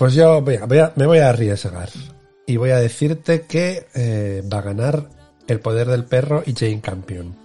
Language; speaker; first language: Spanish; native; Spanish